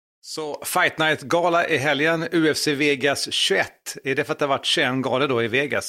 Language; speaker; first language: Swedish; native; Swedish